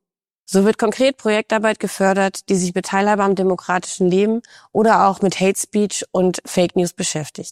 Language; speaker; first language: German; native; German